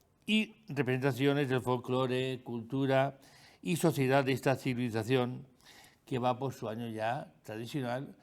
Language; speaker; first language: Spanish; native; Spanish